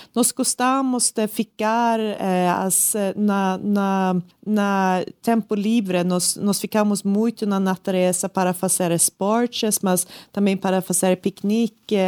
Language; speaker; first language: Portuguese; non-native, learner; Swedish